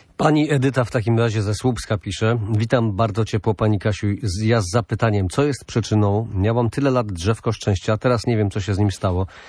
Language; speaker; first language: Polish; native; Polish